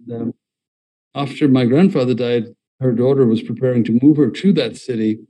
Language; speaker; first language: English; non-native, fluent; Malayalam